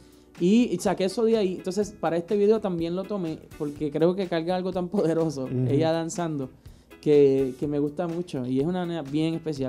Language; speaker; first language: Spanish; native; Spanish